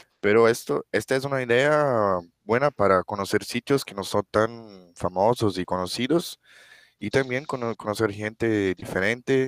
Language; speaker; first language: Spanish; non-native, fluent; Portuguese